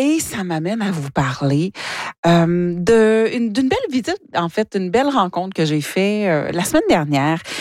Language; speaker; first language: French; native; French